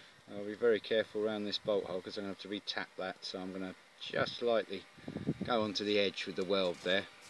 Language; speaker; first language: English; native; English